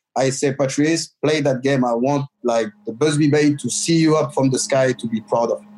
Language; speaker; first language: English; non-native, fluent; French